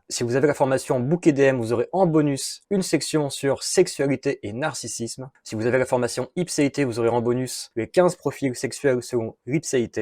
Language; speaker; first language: French; native; French